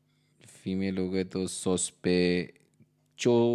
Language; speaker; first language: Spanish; non-native, learner; Hindi